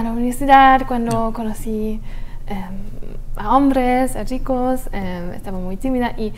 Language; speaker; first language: Spanish; non-native, fluent; German